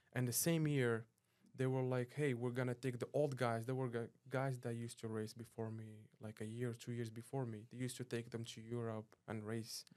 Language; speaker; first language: English; non-native, fluent; Arabic